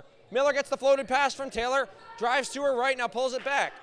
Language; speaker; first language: English; native; English